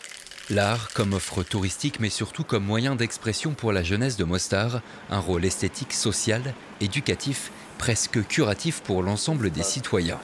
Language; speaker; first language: French; native; French